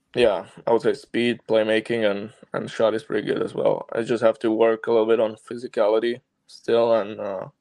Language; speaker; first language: English; non-native, fluent; Slovak